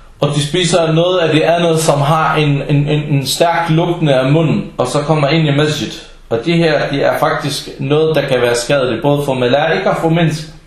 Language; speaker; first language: Danish; early bilingual, other home language; Arabic